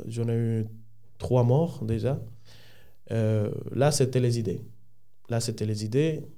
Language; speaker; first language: French; non-native, fluent; Spanish